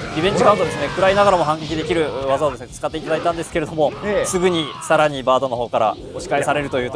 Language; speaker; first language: Japanese; native; Japanese